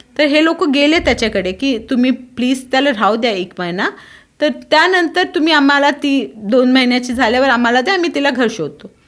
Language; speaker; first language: Marathi; non-native, local second language; Tulu